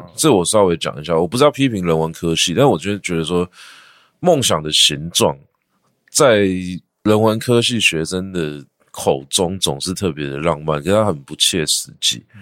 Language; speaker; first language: Chinese; native; Chinese